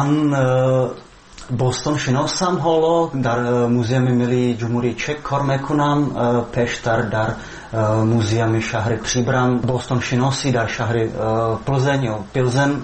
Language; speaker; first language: Persian; non-native, fluent; Czech